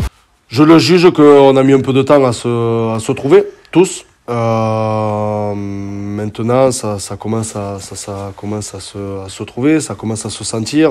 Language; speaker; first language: French; native; French